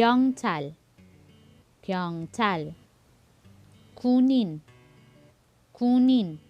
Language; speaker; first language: Korean; non-native, learner; Filipino